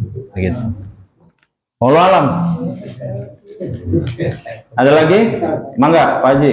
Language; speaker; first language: Indonesian; non-native, local second language; Sundanese